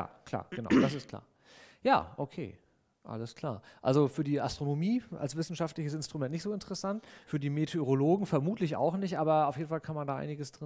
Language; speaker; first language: German; native; German